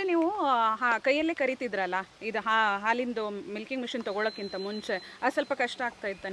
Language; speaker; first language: Kannada; native; Kannada